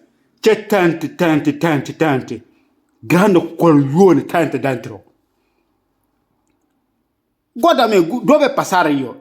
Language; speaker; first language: Italian; non-native, learner; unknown